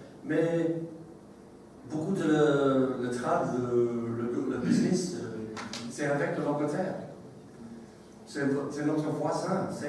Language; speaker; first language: French; non-native, learner; English